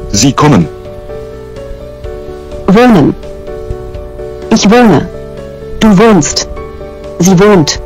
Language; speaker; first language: German; non-native, fluent; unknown